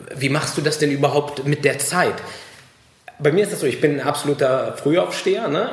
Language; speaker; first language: German; early bilingual, other home language; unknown